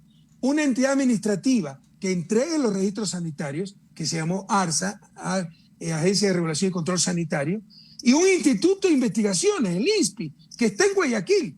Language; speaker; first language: Spanish; native; Spanish